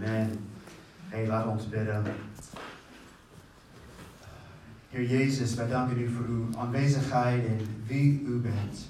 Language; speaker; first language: Dutch; non-native, fluent; English